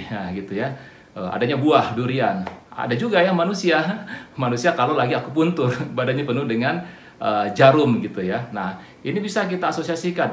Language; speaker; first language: Indonesian; native; Indonesian